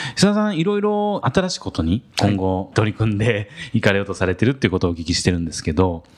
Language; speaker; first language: Japanese; native; Japanese